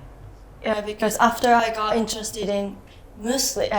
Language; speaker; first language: English; non-native, fluent; Japanese